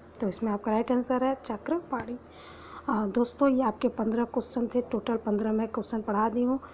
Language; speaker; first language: Hindi; native; Hindi